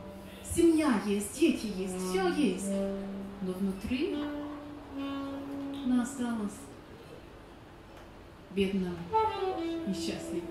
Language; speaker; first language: Russian; non-native, learner; German